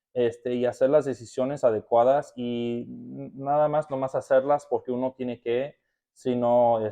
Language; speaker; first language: Spanish; early bilingual, heritage; Spanish